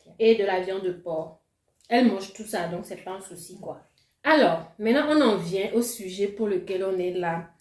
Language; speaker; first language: French; non-native, local second language; Ewe